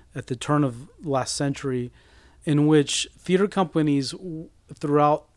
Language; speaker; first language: English; early bilingual, other home language; Spanish